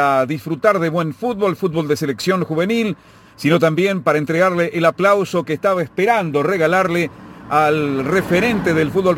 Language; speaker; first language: Spanish; native; Spanish